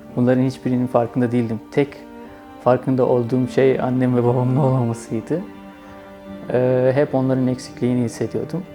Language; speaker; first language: Turkish; non-native, fluent; Urdu